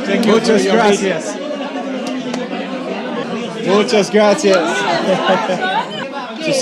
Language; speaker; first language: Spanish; non-native, learner; English